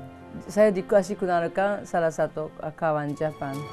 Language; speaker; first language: Indonesian; non-native, fluent; Japanese